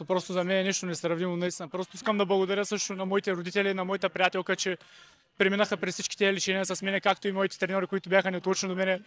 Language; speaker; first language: Bulgarian; native; Bulgarian